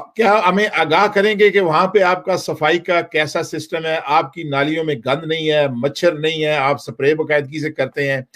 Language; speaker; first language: Urdu; non-native, local second language; Punjabi